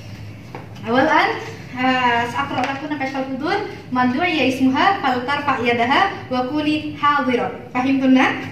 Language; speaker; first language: Arabic; non-native, learner; Indonesian